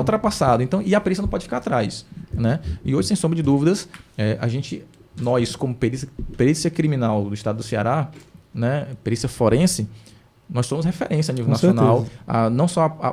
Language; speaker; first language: Portuguese; native; Portuguese